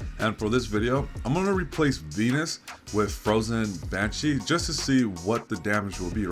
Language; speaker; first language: English; native; English